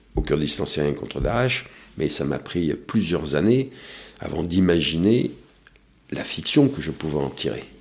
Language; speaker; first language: French; native; French